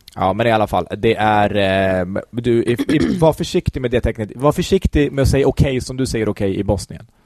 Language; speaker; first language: Swedish; early bilingual, other home language; Kurdish